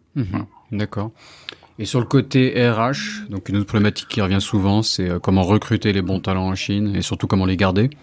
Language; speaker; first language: French; native; French